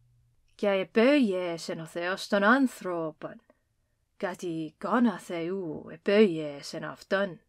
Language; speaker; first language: Greek; non-native, fluent; English